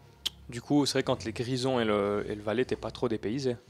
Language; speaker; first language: French; native; French